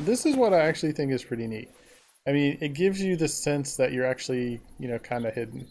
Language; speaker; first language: English; native; English